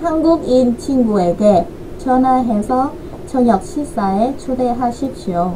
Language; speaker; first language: Korean; non-native, fluent; Vietnamese